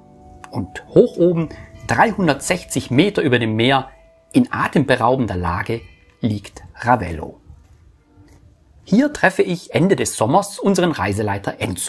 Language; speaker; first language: German; native; German